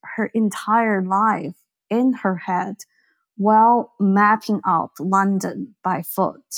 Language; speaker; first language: English; non-native, fluent; Chinese